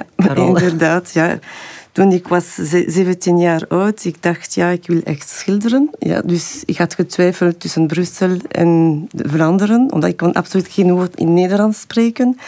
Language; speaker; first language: Dutch; non-native, local second language; French